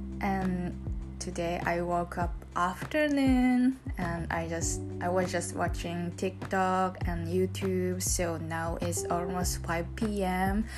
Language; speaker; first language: English; non-native, learner; Japanese